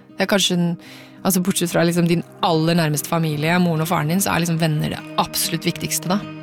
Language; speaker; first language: Norwegian; native; Norwegian